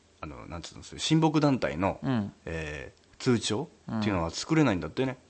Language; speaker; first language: Japanese; native; Japanese